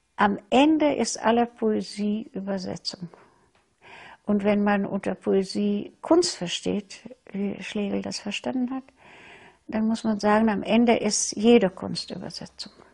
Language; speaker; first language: German; non-native, fluent; Russian